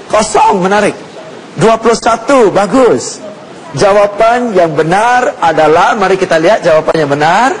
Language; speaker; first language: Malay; non-native, local second language; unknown